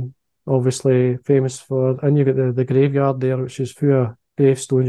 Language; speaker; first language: English; native; English